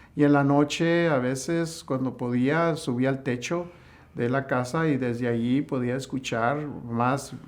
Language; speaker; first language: Spanish; early bilingual, other home language; English